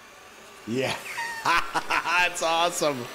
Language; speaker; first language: English; native; English